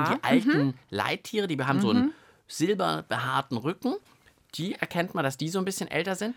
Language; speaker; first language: German; native; German